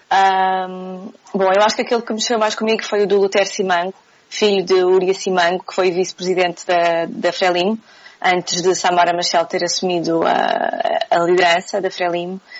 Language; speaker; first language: Portuguese; native; Portuguese